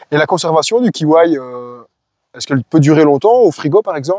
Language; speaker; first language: French; native; French